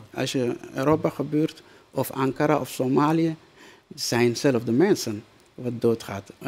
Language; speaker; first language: Dutch; non-native, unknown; Somali